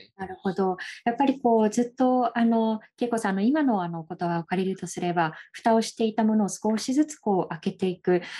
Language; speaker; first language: Japanese; native; Japanese